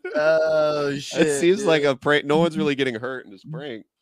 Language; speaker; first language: English; native; English